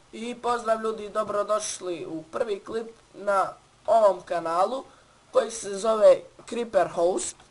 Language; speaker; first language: Bosnian; native; Bosnian